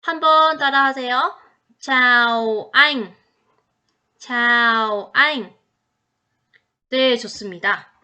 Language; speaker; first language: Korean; non-native, fluent; Vietnamese